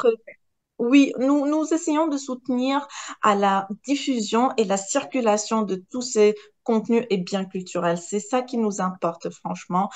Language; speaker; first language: French; non-native, local second language; Arabic